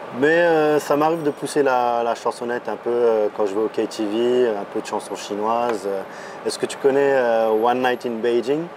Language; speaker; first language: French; native; French